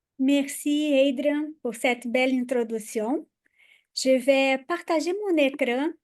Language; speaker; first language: French; non-native, fluent; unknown